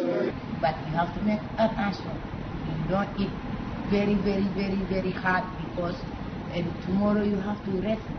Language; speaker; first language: English; non-native, learner; Wolof